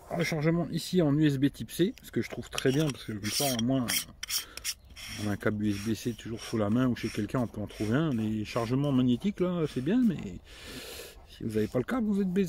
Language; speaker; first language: French; native; French